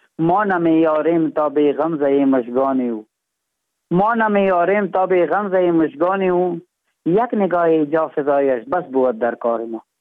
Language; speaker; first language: Persian; non-native, local second language; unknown